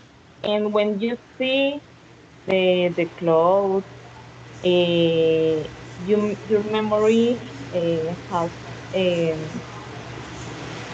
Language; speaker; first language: English; non-native, learner; Spanish